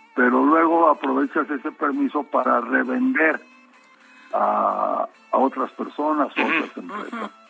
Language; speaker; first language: Spanish; native; Spanish